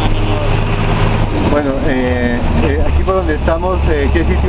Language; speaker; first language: Spanish; native; Spanish